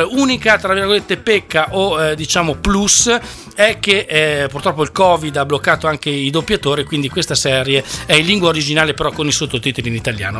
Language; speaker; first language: Italian; native; Italian